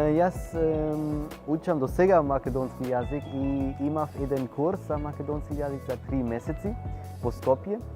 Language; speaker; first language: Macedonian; non-native, learner; Urdu